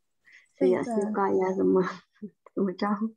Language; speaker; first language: Chinese; non-native, fluent; Indonesian